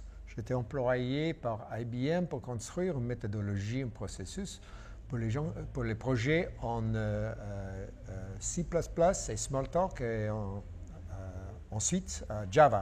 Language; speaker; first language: French; non-native, fluent; English